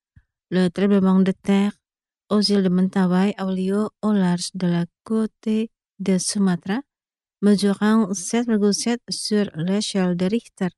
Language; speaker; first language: French; non-native, fluent; Indonesian